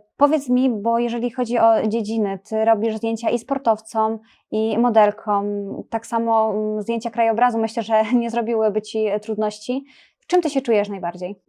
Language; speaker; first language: Polish; native; Polish